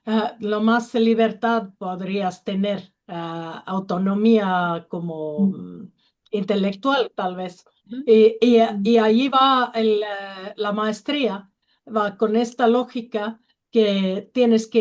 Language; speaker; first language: Spanish; non-native, learner; Finnish